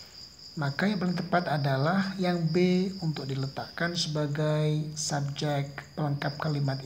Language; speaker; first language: Indonesian; native; Indonesian